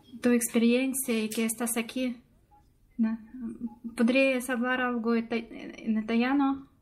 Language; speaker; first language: Spanish; non-native, learner; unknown